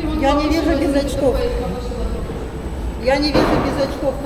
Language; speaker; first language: Russian; native; Russian